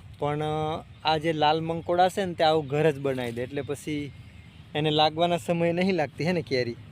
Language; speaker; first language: Gujarati; native; Gujarati